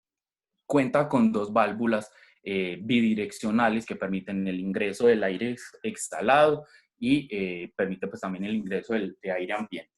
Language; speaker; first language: Spanish; native; Spanish